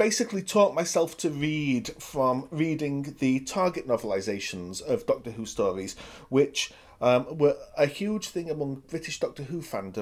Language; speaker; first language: English; native; English